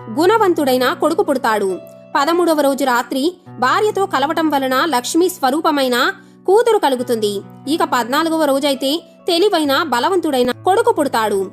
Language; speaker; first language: Telugu; native; Telugu